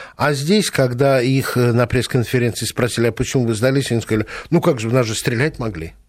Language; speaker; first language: Russian; native; Russian